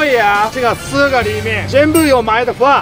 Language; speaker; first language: Chinese; non-native, fluent; Japanese